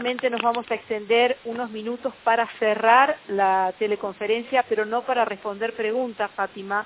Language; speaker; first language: Spanish; native; Spanish